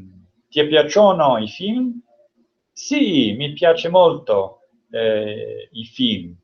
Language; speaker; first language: Italian; non-native, learner; English